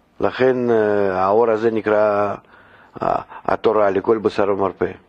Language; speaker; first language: Hebrew; non-native, fluent; Russian